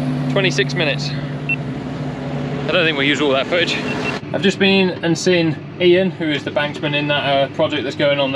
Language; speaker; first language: English; native; English